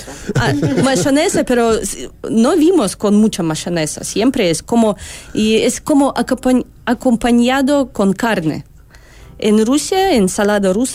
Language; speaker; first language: Spanish; non-native, learner; Russian